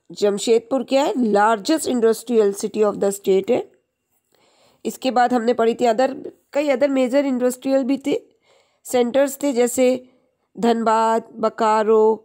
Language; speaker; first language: Hindi; native; Hindi